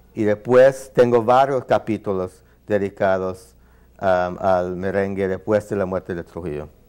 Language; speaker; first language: Spanish; non-native, fluent; English